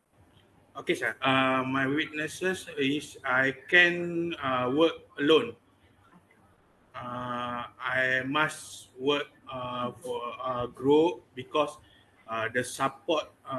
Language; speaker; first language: English; non-native, learner; Malay